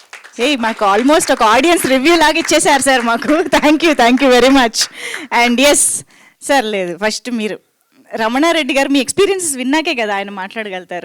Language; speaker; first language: Telugu; native; Telugu